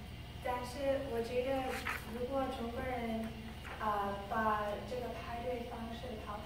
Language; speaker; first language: Chinese; non-native, learner; English